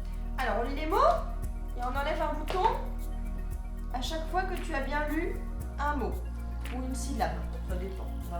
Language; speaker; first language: French; native; French